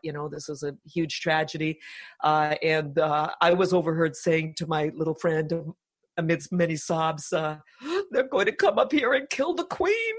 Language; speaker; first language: English; early bilingual, other home language; Finnish